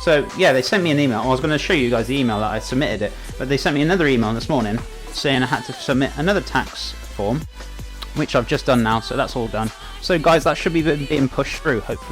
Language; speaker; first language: English; native; English